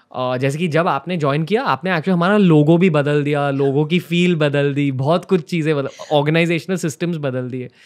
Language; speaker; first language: Hindi; native; Hindi